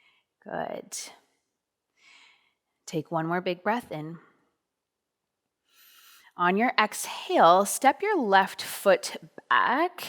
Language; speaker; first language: English; native; English